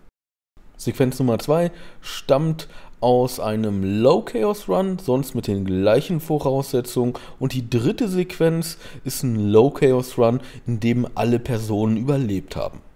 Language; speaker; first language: German; native; German